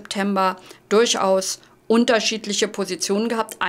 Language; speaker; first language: German; native; German